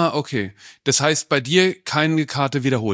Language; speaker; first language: German; native; German